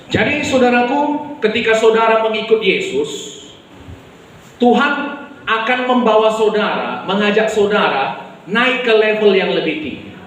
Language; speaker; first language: Indonesian; native; Indonesian